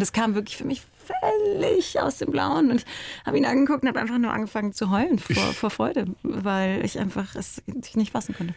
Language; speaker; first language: German; native; German